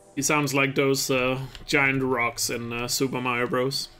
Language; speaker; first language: English; non-native, fluent; Danish